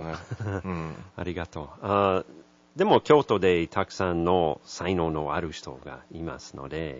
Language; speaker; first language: Japanese; non-native, learner; English